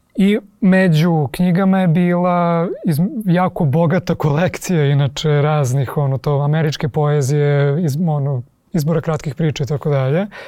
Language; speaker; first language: Serbian; native; Serbian